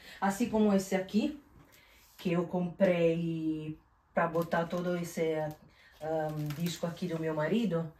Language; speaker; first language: Portuguese; non-native, fluent; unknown